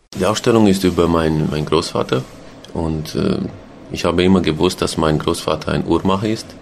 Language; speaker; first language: German; non-native, local second language; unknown